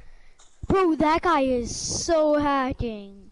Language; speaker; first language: English; native; English